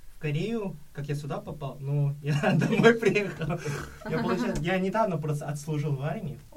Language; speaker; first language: Russian; early bilingual, other home language; Korean